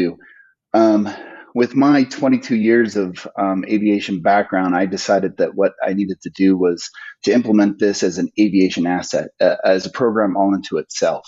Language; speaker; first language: English; native; English